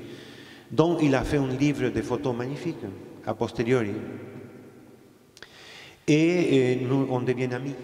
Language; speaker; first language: French; non-native, fluent; Spanish